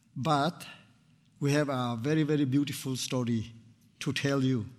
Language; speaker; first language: English; non-native, fluent; Burmese